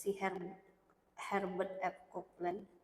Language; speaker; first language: English; non-native, learner; Indonesian